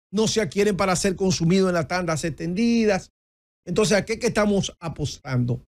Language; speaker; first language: Spanish; native; Spanish